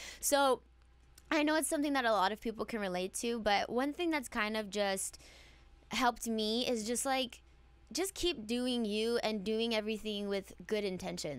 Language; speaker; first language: English; early bilingual, other home language; Spanish